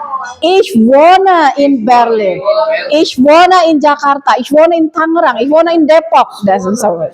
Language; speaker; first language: German; non-native, learner; Indonesian